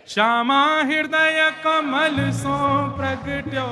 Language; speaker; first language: Hindi; native; Hindi